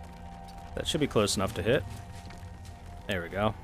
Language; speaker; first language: English; native; English